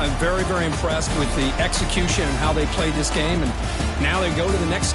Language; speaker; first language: English; native; English